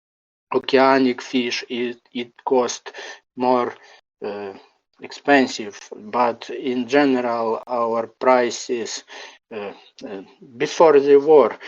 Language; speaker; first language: English; non-native, learner; Ukrainian